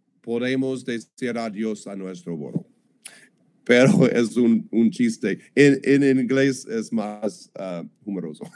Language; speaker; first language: Spanish; non-native, learner; English